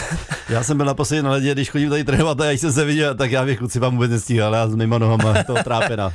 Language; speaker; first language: Czech; native; Czech